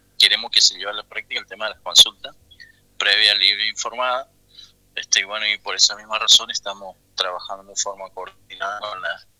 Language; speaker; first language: Spanish; non-native, local second language; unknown